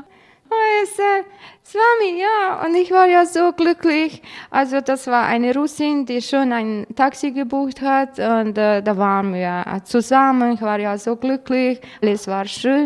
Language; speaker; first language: German; non-native, fluent; Croatian